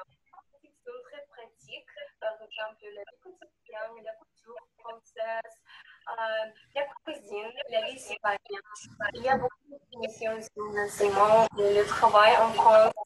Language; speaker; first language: French; non-native, learner; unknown